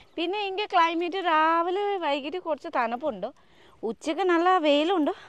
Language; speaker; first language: Malayalam; non-native, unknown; Nepali